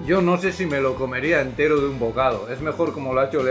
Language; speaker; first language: Spanish; native; Spanish